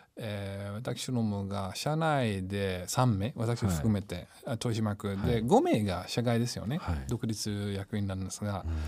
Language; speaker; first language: Japanese; non-native, fluent; English